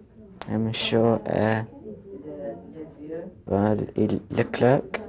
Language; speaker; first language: French; non-native, learner; English